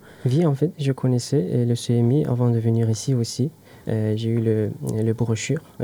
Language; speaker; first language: French; non-native, learner; Turkish